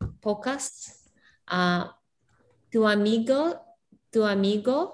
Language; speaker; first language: Spanish; non-native, fluent; English